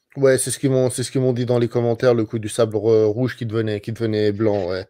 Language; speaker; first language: French; native; French